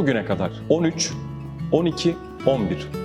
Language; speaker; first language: Turkish; native; Turkish